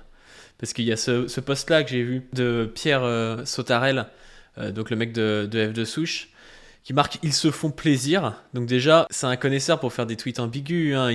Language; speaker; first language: French; native; French